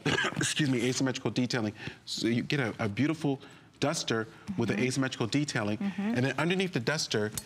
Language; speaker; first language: English; native; English